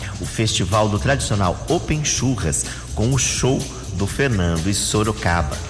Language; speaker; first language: Portuguese; native; Portuguese